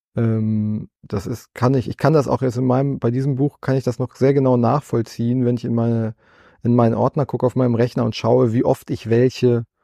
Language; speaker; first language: German; native; German